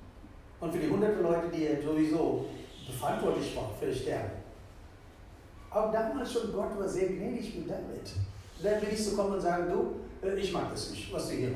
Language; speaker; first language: German; non-native, fluent; Tamil